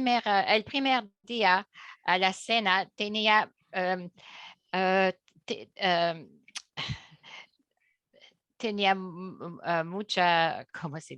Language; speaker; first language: Spanish; non-native, learner; French